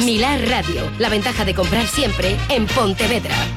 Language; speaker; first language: Spanish; native; Spanish